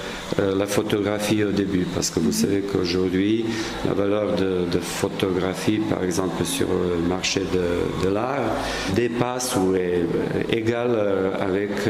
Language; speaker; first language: French; non-native, fluent; Serbian